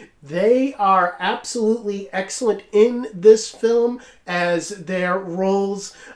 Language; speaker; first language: English; native; English